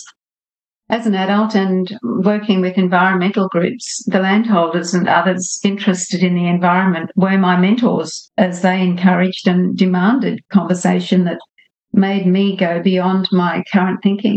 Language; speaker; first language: English; native; English